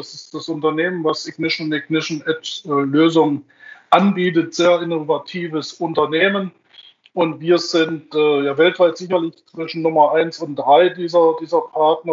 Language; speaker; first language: German; native; German